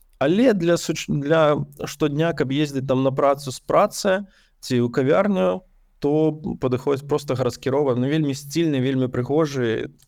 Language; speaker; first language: Belarusian; non-native, local second language; Russian